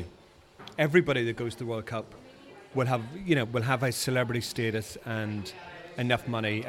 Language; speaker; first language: English; native; English